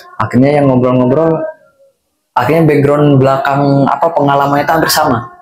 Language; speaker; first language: Indonesian; native; Indonesian